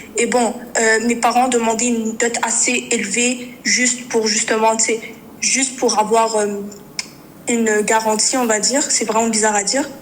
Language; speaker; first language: French; native; French